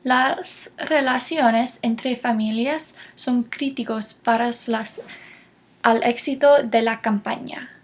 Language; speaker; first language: Spanish; non-native, learner; English